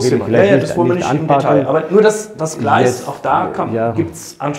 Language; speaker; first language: German; native; German